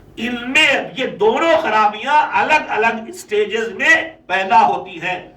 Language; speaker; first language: Urdu; native; Urdu